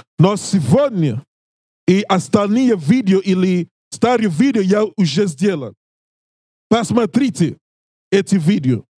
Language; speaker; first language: Russian; non-native, learner; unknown